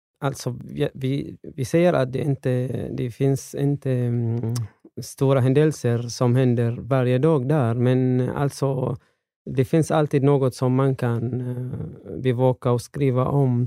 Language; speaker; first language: Swedish; non-native, fluent; Arabic